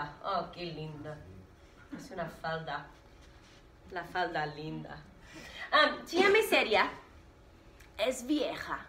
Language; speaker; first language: Spanish; non-native, fluent; English